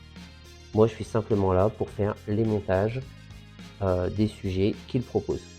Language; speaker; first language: French; native; French